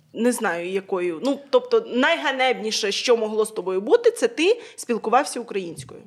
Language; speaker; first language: Ukrainian; native; Ukrainian